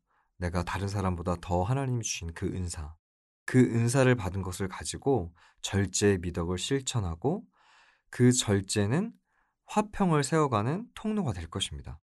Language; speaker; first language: Korean; native; Korean